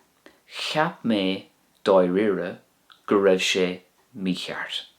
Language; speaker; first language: Irish; non-native, local second language; English